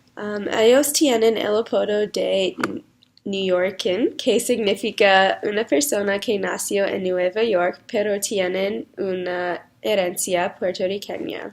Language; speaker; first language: Spanish; non-native, learner; English